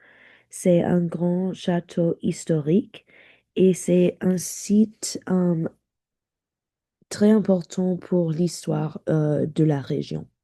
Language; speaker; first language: French; non-native, learner; English